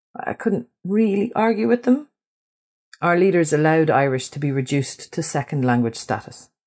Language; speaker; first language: English; native; English